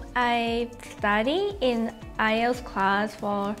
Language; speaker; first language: English; non-native, learner; Thai